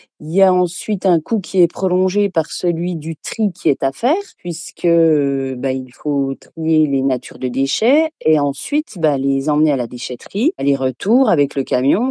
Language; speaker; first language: French; native; French